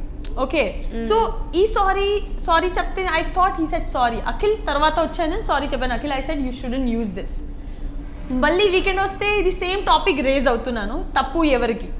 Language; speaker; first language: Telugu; non-native, learner; Gujarati